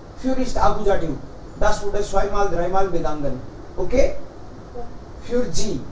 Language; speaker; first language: German; non-native, fluent; Hindi